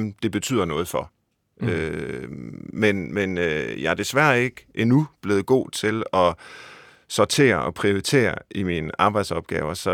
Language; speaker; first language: Danish; native; Danish